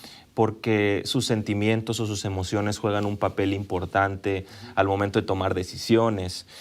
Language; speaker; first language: Spanish; native; Spanish